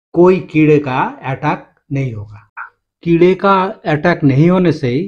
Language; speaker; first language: Hindi; non-native, local second language; Bangla